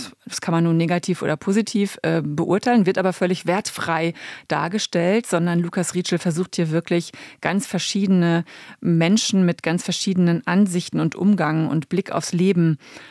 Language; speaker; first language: German; native; German